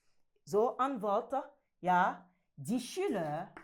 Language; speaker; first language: German; non-native, learner; French